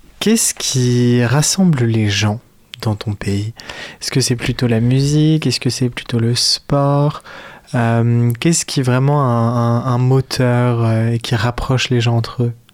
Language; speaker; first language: French; native; French